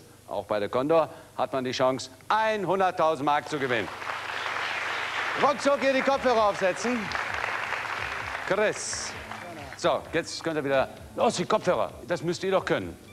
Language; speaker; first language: German; native; German